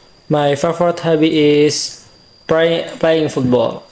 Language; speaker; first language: English; non-native, learner; Indonesian